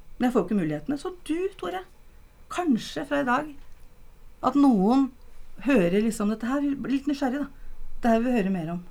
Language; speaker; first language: Norwegian; native; Norwegian